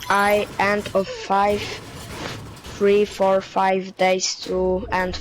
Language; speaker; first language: English; non-native, learner; Polish